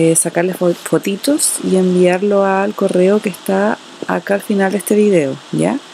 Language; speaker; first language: Spanish; native; Spanish